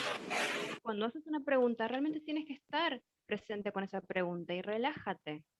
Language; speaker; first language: Spanish; native; Spanish